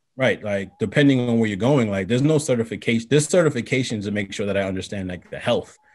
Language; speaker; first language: English; native; English